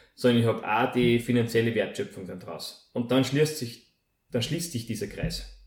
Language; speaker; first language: German; native; German